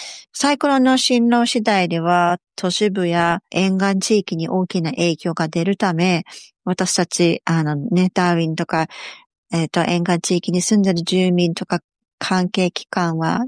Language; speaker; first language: Japanese; native; Japanese